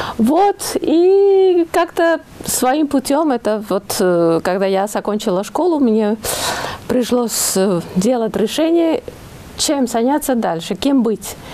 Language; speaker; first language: Russian; non-native, fluent; Spanish